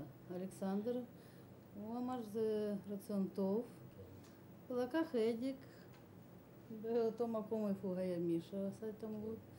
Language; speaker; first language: Hebrew; non-native, learner; Russian